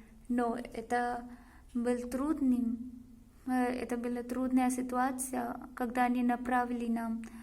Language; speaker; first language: Russian; non-native, learner; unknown